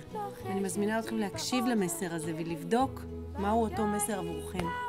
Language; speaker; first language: Hebrew; native; Hebrew